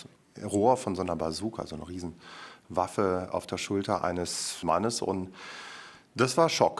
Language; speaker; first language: German; native; German